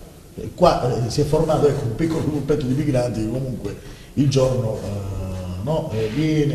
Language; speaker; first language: Italian; native; Italian